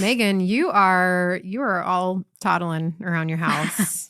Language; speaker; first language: English; native; English